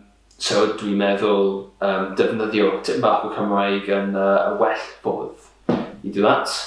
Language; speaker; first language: Welsh; non-native, local second language; English